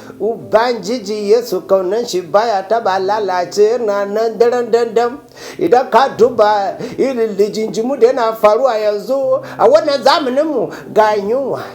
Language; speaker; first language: Hausa; non-native, local second language; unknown